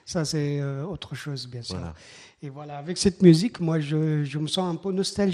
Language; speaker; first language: French; non-native, fluent; Persian